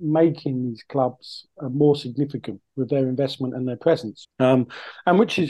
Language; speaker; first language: English; native; English